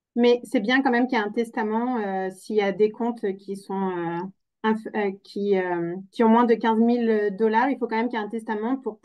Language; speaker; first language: French; native; French